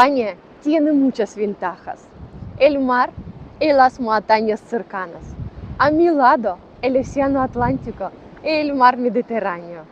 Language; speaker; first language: Spanish; non-native, learner; Russian